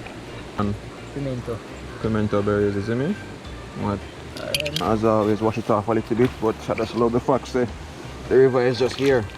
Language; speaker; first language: English; native; English